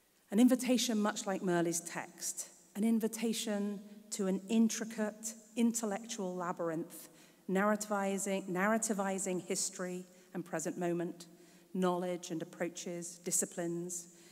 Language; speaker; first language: English; native; English